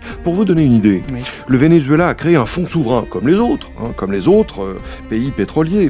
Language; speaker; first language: French; native; French